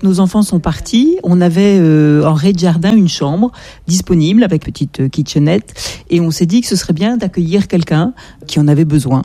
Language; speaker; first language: French; native; French